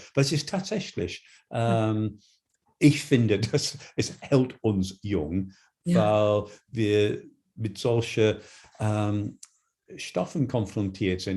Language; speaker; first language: German; non-native, fluent; English